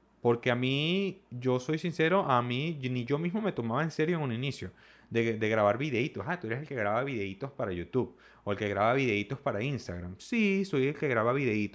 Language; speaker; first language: Spanish; native; Spanish